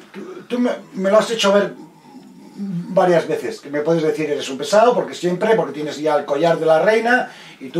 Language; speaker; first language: Spanish; native; Spanish